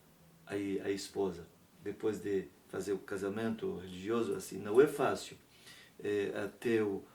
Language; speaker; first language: Portuguese; non-native, learner; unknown